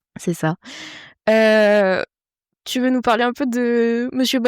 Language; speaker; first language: French; native; French